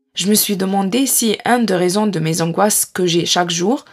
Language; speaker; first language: French; non-native, fluent; Arabic